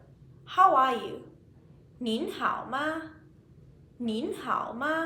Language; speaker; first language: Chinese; non-native, fluent; Sinhala